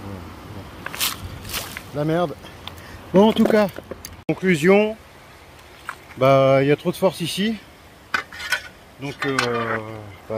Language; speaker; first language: French; native; French